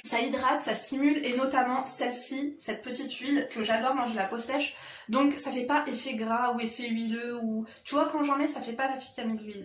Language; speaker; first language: French; native; French